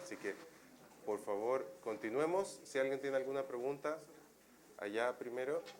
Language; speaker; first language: Spanish; native; Spanish